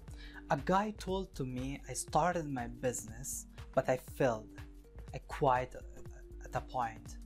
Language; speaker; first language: English; non-native, fluent; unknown